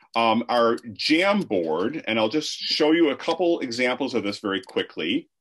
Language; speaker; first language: English; native; English